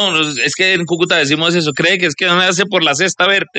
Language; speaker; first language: Spanish; native; Spanish